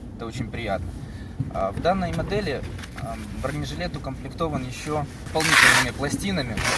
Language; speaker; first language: Russian; native; Russian